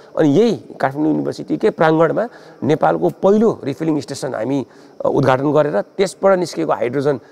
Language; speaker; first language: Nepali; native; Nepali